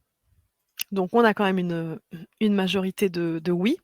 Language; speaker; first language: French; native; French